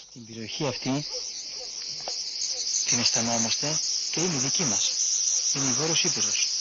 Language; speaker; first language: Greek; native; Greek